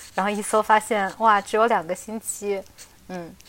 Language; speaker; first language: Chinese; native; Chinese